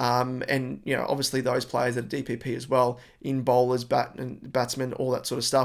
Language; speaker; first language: English; native; English